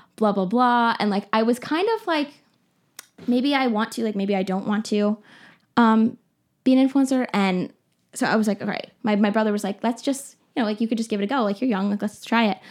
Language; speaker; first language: English; native; English